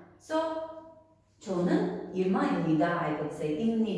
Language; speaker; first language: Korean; non-native, fluent; Albanian